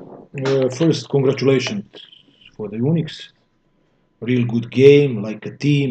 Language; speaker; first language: English; non-native, fluent; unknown